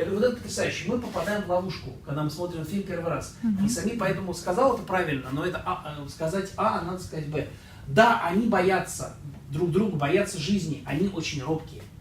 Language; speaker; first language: Russian; non-native, fluent; French